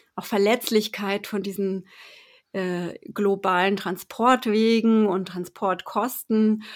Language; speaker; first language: German; native; German